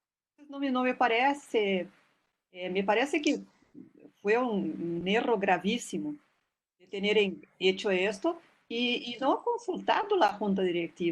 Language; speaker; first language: Spanish; non-native, fluent; Portuguese